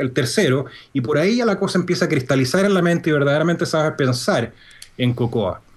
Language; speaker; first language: Spanish; native; Spanish